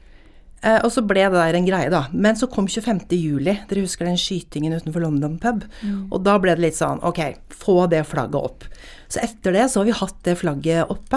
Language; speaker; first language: Norwegian; native; Norwegian